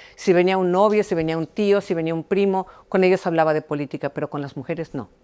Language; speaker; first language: Spanish; early bilingual, heritage; Spanish